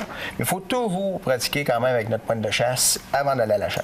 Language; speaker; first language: French; native; French